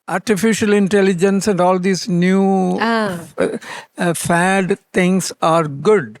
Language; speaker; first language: English; non-native, local second language; Malayalam